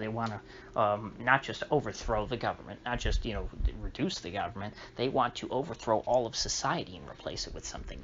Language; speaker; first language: English; native; English